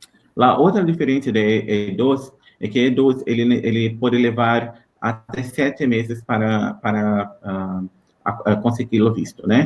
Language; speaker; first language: Spanish; non-native, learner; Portuguese